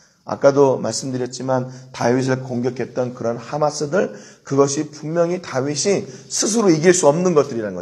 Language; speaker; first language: Korean; native; Korean